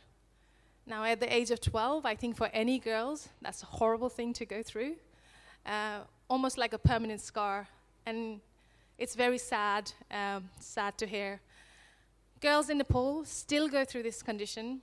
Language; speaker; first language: English; non-native, local second language; Nepali